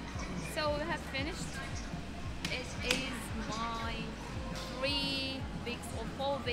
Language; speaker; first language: English; non-native, learner; Uzbek